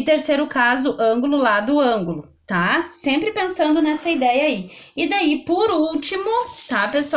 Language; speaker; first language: Portuguese; native; Portuguese